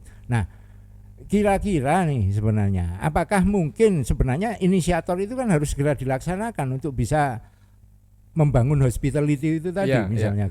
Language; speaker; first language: Indonesian; non-native, local second language; Javanese